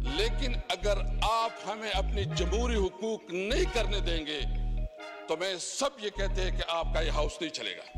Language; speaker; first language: Urdu; non-native, local second language; Pashto